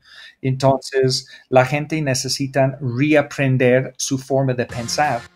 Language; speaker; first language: Spanish; non-native, fluent; English